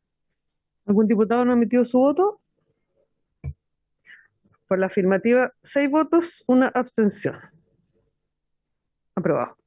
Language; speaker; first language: Spanish; native; Spanish